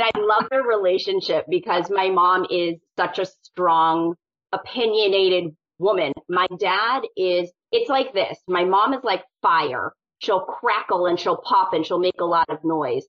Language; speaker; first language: English; native; English